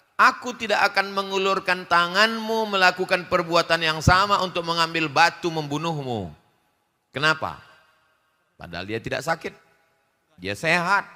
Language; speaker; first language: Indonesian; native; Indonesian